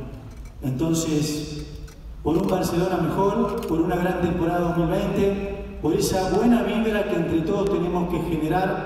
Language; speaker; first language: Spanish; native; Spanish